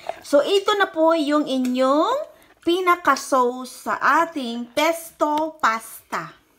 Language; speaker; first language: Filipino; non-native, local second language; Cebuano